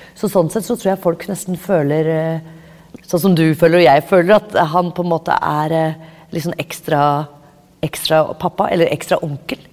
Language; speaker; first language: Norwegian; native; Norwegian